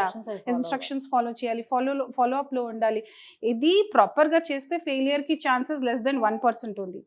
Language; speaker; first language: Telugu; non-native, fluent; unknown